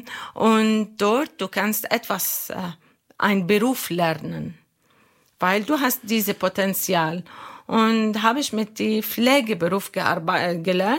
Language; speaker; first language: German; non-native, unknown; Arabic